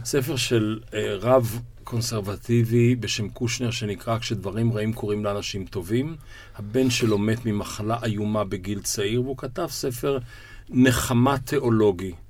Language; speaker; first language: Hebrew; native; Hebrew